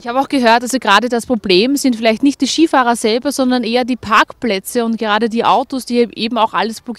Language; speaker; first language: German; native; German